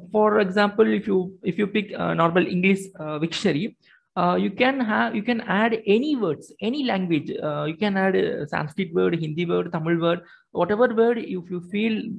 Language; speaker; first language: English; non-native, local second language; Tamil